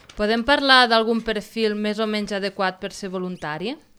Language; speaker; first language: Catalan; native; Catalan